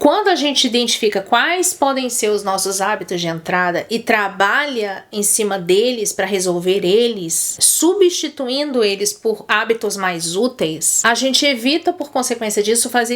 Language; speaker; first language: Portuguese; native; Portuguese